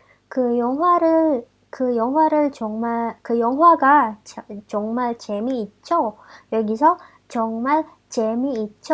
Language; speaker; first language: Korean; non-native, fluent; Indonesian